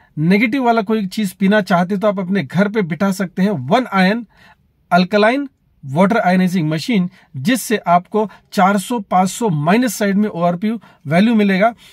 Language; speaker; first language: Hindi; non-native, local second language; Marathi